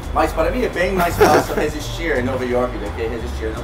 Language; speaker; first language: Portuguese; non-native, learner; English